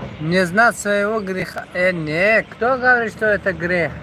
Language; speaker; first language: Russian; non-native, local second language; Tajik